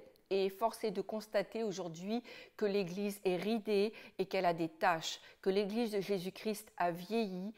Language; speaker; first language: French; native; French